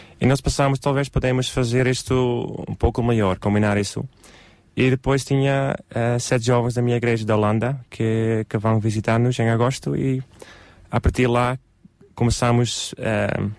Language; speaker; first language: Portuguese; non-native, learner; Dutch